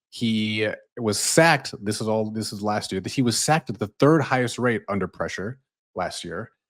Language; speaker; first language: English; native; English